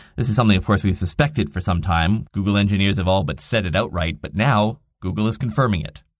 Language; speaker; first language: English; native; English